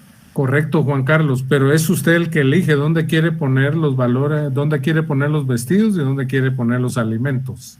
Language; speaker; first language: Spanish; native; Spanish